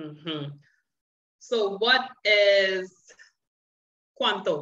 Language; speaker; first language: Spanish; non-native, learner; English